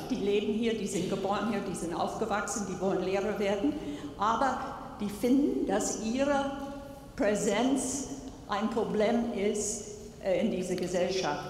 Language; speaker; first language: German; non-native, fluent; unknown